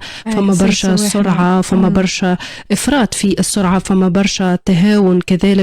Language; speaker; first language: Arabic; native; Arabic